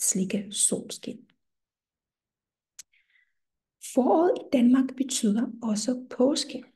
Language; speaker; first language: Danish; non-native, fluent; Russian